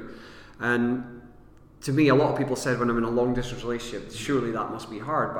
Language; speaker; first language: English; native; English